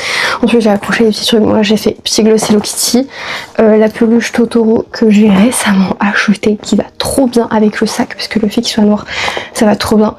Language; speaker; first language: French; native; French